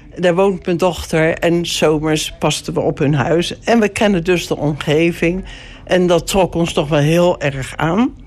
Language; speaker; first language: Dutch; native; Dutch